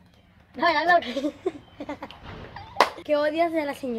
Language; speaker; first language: Spanish; native; Spanish